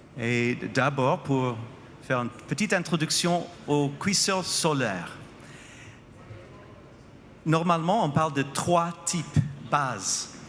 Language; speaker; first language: French; non-native, fluent; English